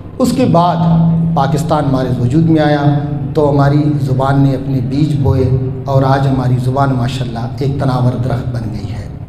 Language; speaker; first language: Urdu; non-native, local second language; Baluchi